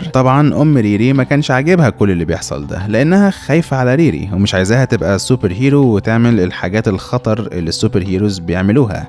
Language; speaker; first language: Arabic; native; Arabic